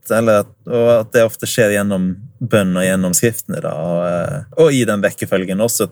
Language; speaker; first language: Norwegian; early bilingual, other home language; English